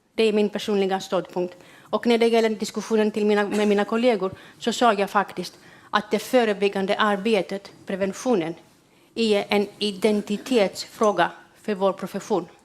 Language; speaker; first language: Swedish; non-native, fluent; Greek